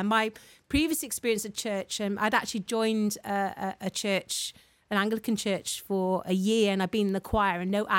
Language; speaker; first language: English; native; English